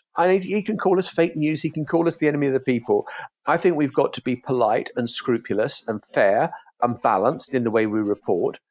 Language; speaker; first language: English; native; English